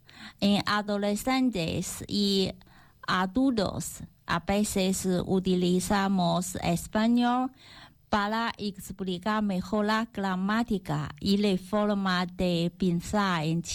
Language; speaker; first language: Spanish; non-native, learner; Chinese